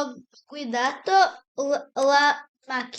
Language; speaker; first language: Italian; non-native, learner; Serbian